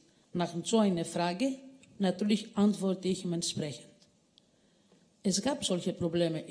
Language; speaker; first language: German; non-native, fluent; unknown